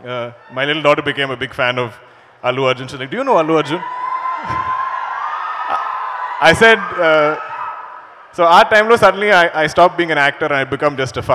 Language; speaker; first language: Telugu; non-native, learner; Malayalam